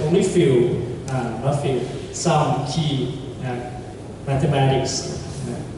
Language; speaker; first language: English; non-native, fluent; Thai